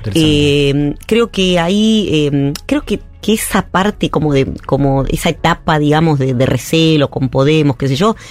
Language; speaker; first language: Spanish; native; Spanish